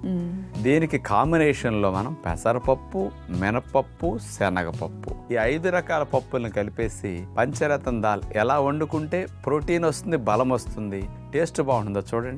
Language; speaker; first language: Telugu; native; Telugu